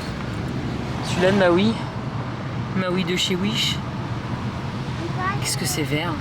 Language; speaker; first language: French; native; French